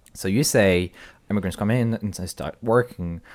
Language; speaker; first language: English; non-native, fluent; French